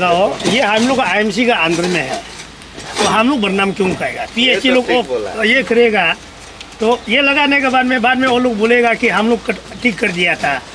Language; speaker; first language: Hindi; non-native, local second language; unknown